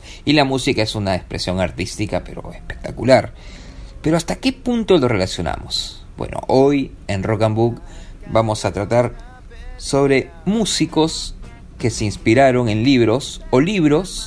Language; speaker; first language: Spanish; native; Spanish